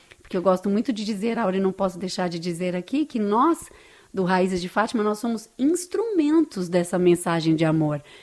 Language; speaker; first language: Portuguese; native; Portuguese